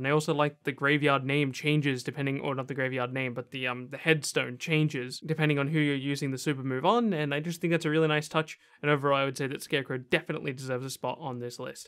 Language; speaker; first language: English; native; English